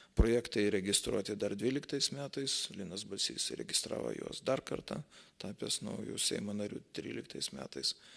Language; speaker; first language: Lithuanian; native; Lithuanian